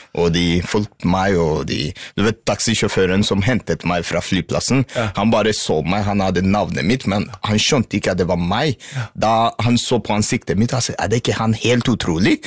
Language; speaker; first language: Norwegian; non-native, fluent; Swahili